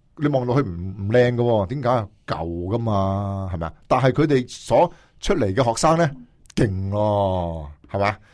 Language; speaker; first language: Cantonese; native; Cantonese